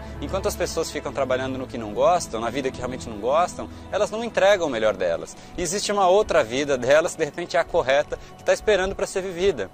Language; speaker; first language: Portuguese; native; Portuguese